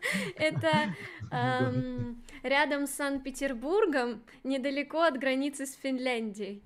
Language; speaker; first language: Russian; native; Russian